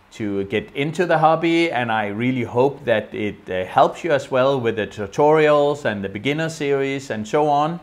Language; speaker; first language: English; non-native, fluent; Danish